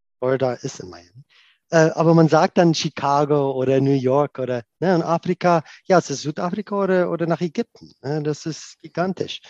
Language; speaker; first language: German; non-native, fluent; Afrikaans